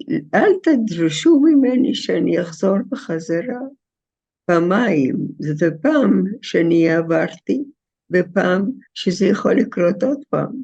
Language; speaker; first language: Hebrew; non-native, fluent; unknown